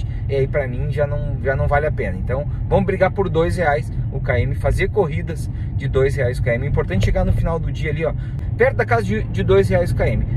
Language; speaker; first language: Portuguese; native; Portuguese